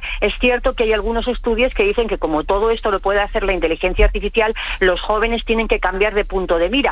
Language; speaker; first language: Spanish; native; Spanish